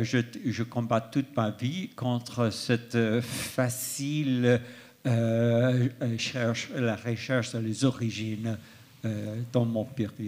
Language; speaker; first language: French; non-native, fluent; English